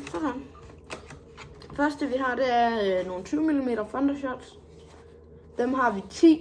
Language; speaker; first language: Danish; native; Danish